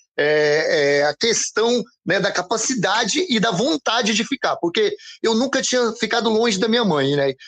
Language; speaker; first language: Portuguese; native; Portuguese